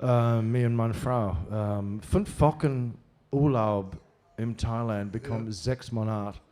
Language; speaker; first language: German; non-native, learner; English